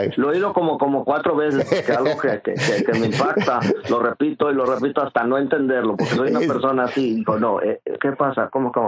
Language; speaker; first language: Spanish; native; Spanish